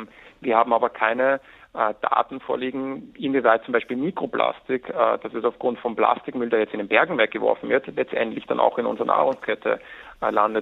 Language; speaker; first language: German; native; German